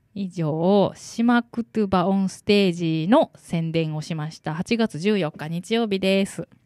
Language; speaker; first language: Japanese; native; Japanese